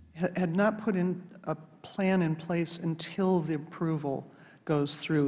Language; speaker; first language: English; native; English